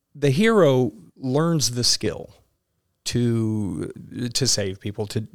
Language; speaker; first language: English; native; English